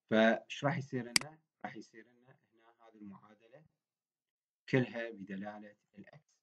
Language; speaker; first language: Arabic; native; Arabic